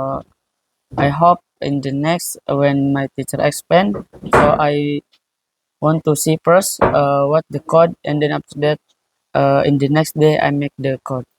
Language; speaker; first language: English; non-native, learner; Indonesian